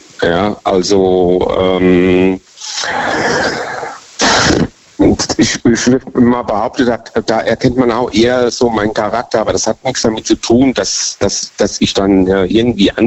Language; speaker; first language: German; native; German